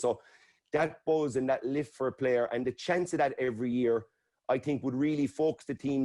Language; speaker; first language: English; native; English